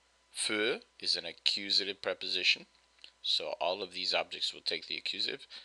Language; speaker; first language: English; native; English